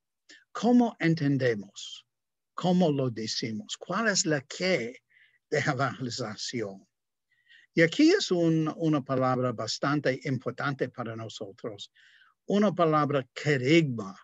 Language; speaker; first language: Spanish; non-native, fluent; English